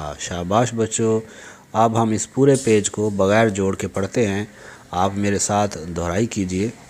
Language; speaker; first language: Urdu; native; Urdu